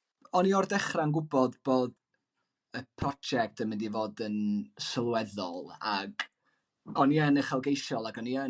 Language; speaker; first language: Welsh; native; Welsh